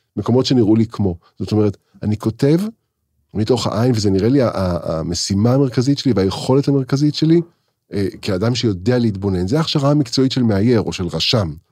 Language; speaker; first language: Hebrew; native; Hebrew